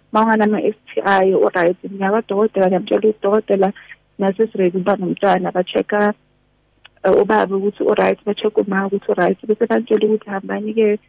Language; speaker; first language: Zulu; non-native, local second language; Tswana